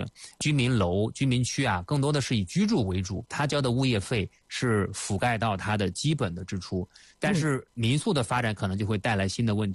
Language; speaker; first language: Chinese; native; Chinese